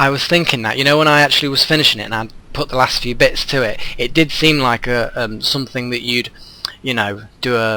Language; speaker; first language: English; native; English